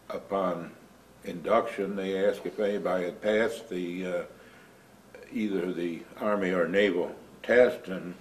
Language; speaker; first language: English; native; English